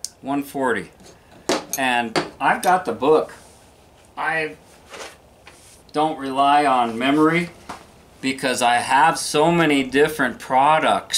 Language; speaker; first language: English; native; English